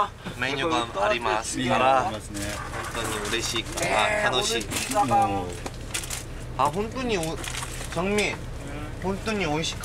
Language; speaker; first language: Japanese; non-native, learner; Korean